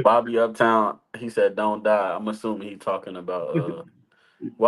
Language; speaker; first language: English; native; English